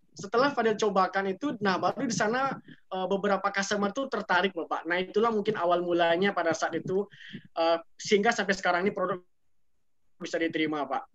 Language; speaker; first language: Indonesian; native; Indonesian